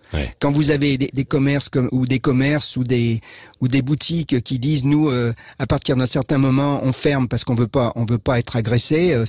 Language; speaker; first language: French; native; French